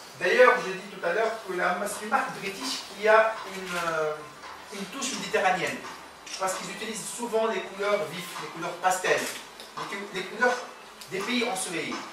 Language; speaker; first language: French; non-native, local second language; Arabic